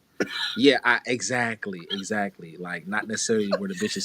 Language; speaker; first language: English; native; English